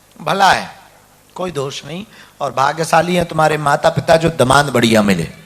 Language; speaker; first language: Hindi; native; Hindi